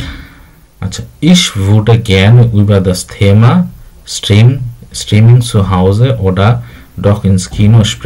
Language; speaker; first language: German; non-native, learner; Bangla